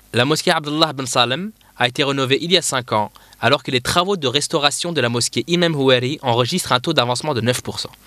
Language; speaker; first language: French; non-native, local second language; Arabic